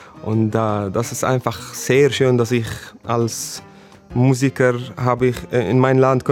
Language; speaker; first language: German; non-native, fluent; Arabic